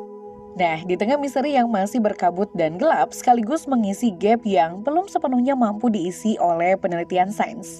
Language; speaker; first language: Indonesian; native; Indonesian